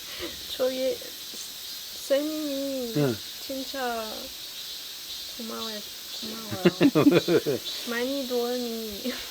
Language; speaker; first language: Korean; non-native, learner; French